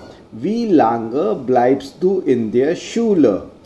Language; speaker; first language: German; non-native, fluent; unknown